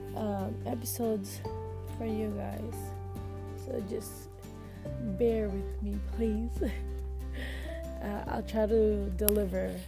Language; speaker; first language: English; non-native, local second language; Filipino